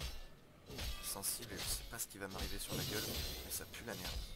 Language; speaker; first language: French; native; French